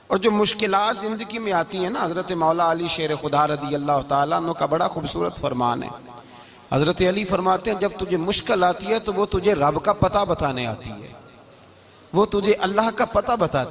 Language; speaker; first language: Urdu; non-native, local second language; Punjabi